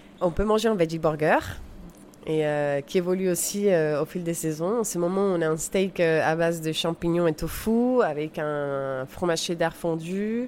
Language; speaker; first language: French; non-native, fluent; Spanish